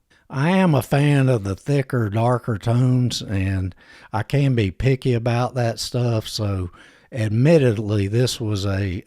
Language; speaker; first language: English; native; English